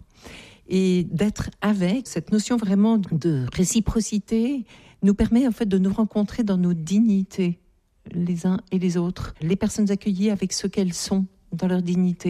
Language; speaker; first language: French; native; French